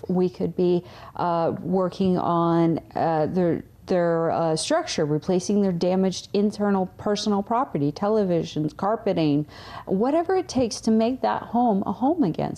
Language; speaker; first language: English; native; English